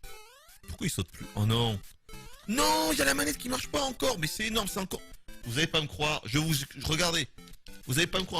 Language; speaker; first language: French; native; French